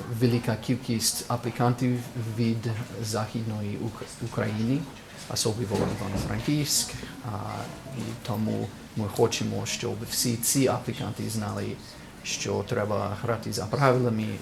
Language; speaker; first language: Ukrainian; non-native, fluent; English